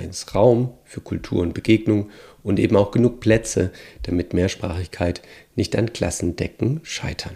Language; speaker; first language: German; native; German